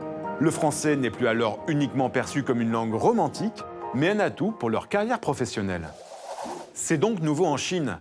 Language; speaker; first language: French; native; French